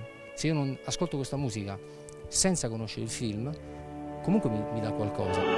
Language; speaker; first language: Italian; native; Italian